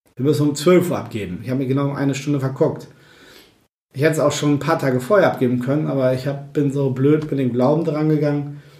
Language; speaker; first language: German; native; German